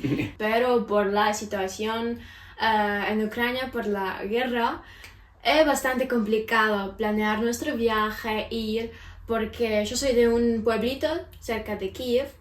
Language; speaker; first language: Spanish; non-native, fluent; Ukrainian